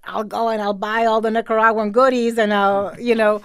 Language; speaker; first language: English; native; English